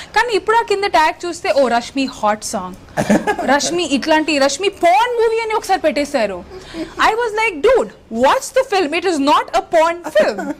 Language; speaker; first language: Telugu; non-native, local second language; Hindi